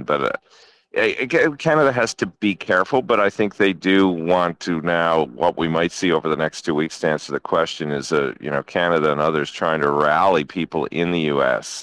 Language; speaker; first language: English; native; English